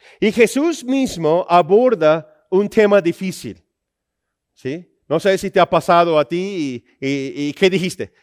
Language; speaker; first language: Spanish; non-native, fluent; English